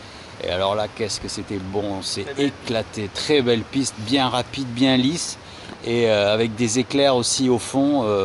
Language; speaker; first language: French; native; French